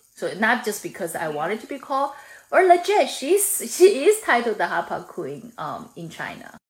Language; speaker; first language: English; non-native, fluent; Chinese